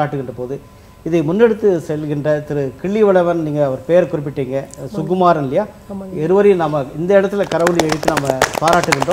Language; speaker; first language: Tamil; native; Tamil